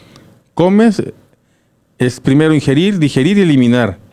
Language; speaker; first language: Spanish; native; Spanish